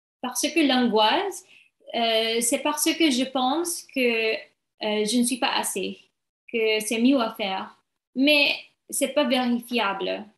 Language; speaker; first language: French; non-native, learner; English